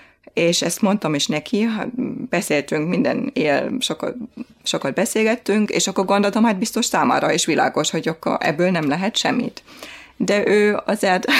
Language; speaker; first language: Hungarian; non-native, fluent; German